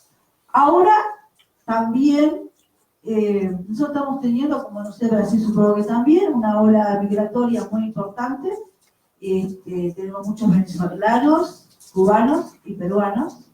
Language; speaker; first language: Spanish; native; Spanish